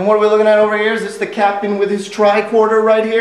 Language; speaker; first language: English; native; English